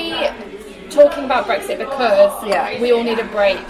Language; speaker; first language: English; native; English